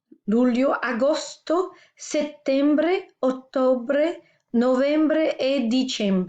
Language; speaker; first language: Italian; non-native, fluent; English